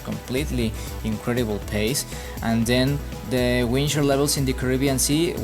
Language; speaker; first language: English; non-native, fluent; Spanish